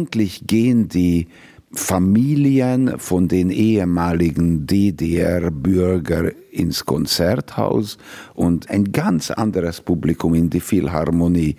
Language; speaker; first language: German; non-native, fluent; Hungarian